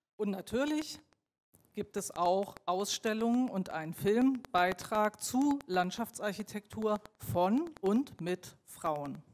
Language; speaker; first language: German; native; German